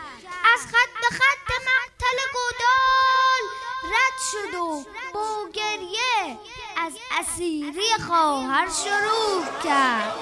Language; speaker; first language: Persian; native; Persian